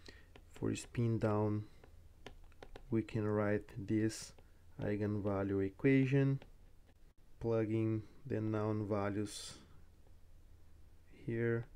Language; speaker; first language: English; non-native, fluent; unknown